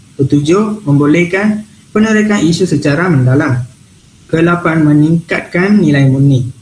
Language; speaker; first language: Malay; non-native, local second language; Tamil